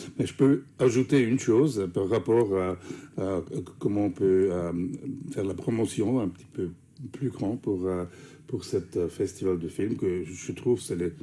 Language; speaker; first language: French; non-native, fluent; English